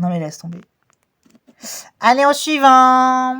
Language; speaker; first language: French; native; French